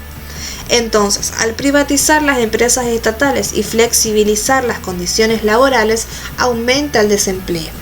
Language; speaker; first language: Spanish; native; Spanish